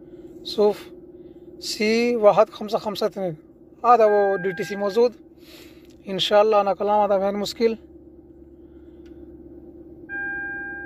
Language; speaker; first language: Arabic; non-native, learner; Urdu